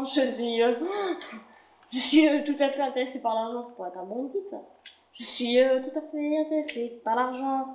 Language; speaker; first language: French; native; French